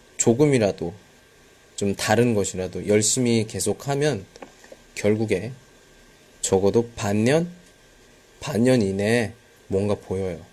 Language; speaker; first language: Korean; native; Korean